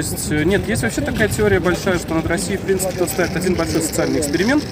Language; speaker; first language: Russian; native; Russian